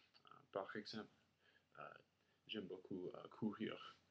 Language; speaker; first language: French; non-native, learner; English